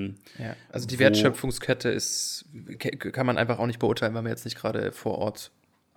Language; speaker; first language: German; native; German